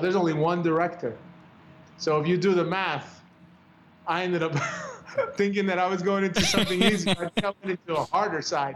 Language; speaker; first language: English; early bilingual, other home language; Spanish